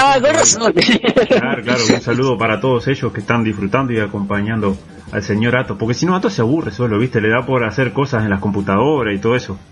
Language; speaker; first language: Spanish; native; Spanish